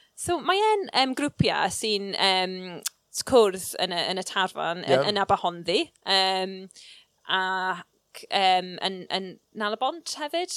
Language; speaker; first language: Welsh; non-native, local second language; English